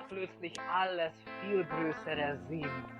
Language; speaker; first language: German; non-native, learner; Hungarian